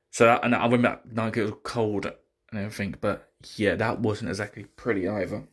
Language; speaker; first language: English; native; English